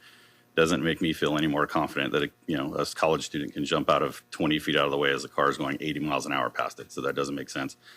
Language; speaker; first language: English; native; English